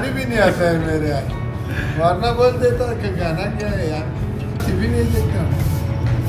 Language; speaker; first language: Hindi; non-native, local second language; Baluchi